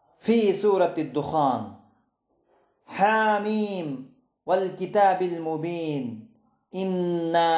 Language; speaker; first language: Arabic; non-native, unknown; Bangla